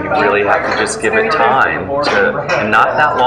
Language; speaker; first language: English; native; English